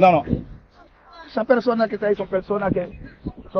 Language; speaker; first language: Spanish; non-native, learner; Haitian Creole